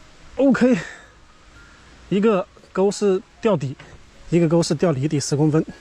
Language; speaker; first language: Chinese; native; Chinese